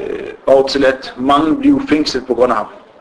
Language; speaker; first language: Danish; non-native, fluent; Arabic